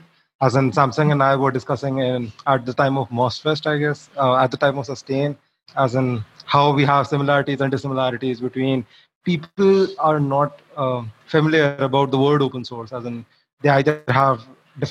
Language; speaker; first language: English; non-native, local second language; Hindi